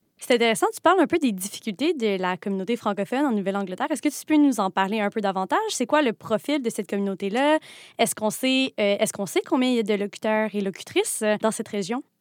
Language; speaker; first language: French; native; French